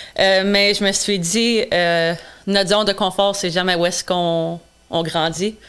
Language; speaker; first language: French; non-native, local second language; English